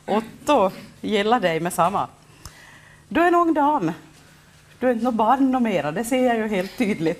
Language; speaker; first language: Swedish; native; Swedish